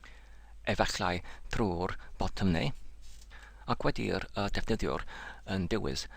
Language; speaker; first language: Welsh; non-native, learner; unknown